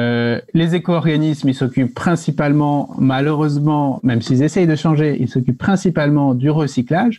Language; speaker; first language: French; native; French